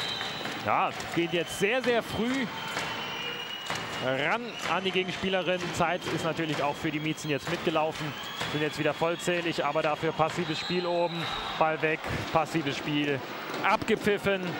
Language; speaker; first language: German; native; German